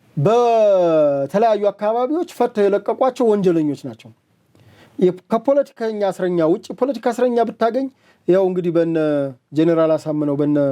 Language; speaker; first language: Amharic; native; Amharic